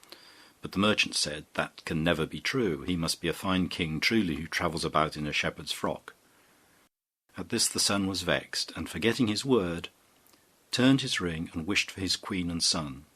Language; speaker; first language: English; native; English